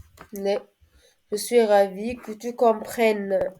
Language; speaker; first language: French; non-native, local second language; Arabic